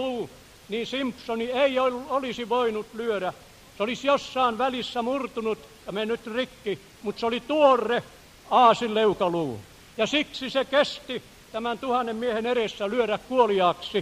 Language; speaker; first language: Finnish; native; Finnish